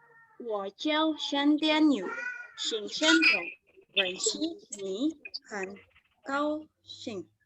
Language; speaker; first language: Chinese; non-native, learner; Indonesian